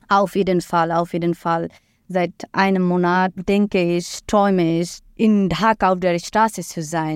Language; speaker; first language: German; non-native, fluent; Bangla